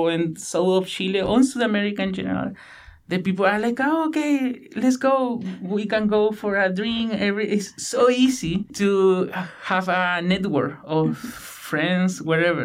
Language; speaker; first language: English; non-native, learner; Spanish